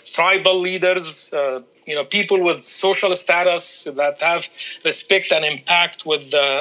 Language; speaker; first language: English; non-native, fluent; Arabic